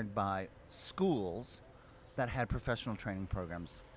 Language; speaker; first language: English; native; English